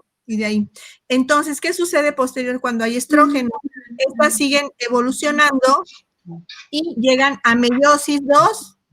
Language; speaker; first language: Spanish; native; Spanish